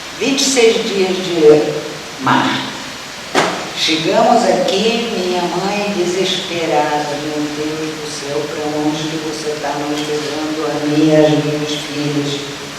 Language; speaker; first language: Portuguese; early bilingual, other home language; Russian